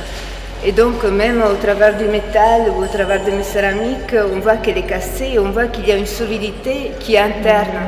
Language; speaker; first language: French; non-native, fluent; Italian